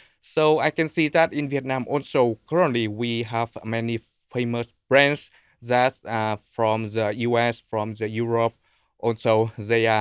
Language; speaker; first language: English; non-native, learner; Vietnamese